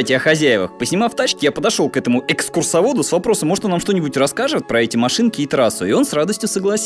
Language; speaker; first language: Russian; native; Russian